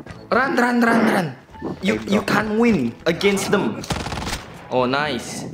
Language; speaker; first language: English; non-native, learner; Indonesian